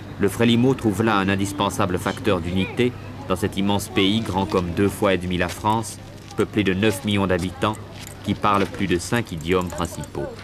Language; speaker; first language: French; native; French